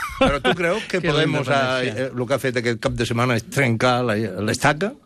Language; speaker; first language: Catalan; non-native, local second language; Spanish